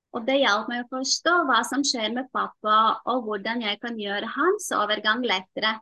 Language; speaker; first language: Norwegian; non-native, fluent; Latvian